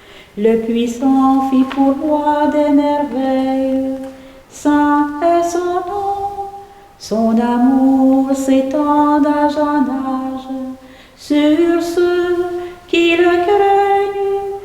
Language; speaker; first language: French; native; French